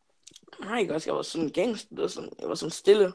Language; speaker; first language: Danish; early bilingual, other home language; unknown